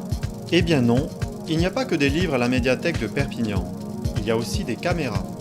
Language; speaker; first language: French; native; French